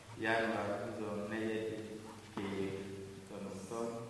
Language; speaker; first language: Hungarian; non-native, learner; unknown